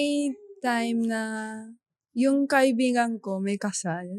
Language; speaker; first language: Filipino; non-native, learner; Japanese